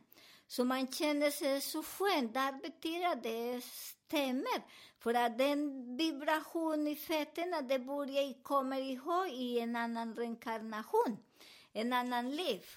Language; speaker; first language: Swedish; non-native, learner; Spanish